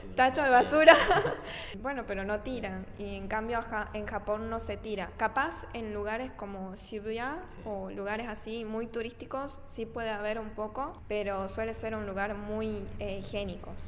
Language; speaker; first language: Spanish; early bilingual, other home language; Japanese